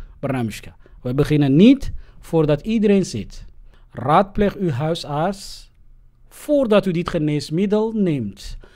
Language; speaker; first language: Dutch; non-native, fluent; Somali